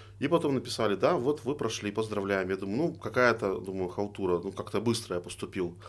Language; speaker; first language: Russian; native; Russian